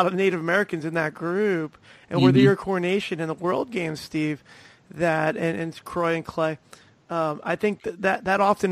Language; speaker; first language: English; native; English